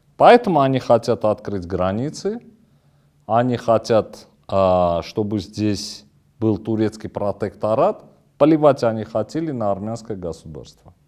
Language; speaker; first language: Russian; non-native, local second language; Armenian